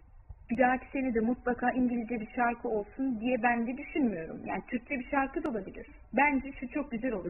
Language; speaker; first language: Turkish; early bilingual, heritage; Turkish